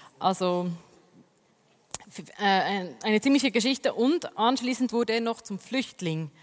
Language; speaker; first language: German; native; German